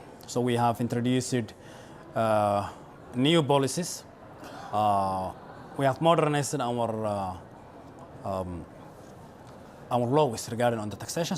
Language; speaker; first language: English; non-native, local second language; Somali